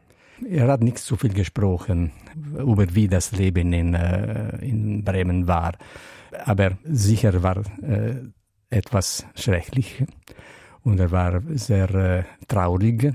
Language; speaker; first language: German; non-native, learner; Italian